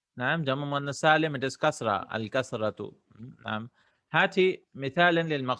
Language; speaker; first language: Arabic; non-native, fluent; English